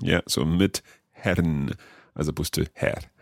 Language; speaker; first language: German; non-native, learner; English